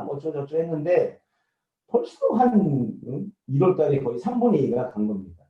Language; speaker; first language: Korean; native; Korean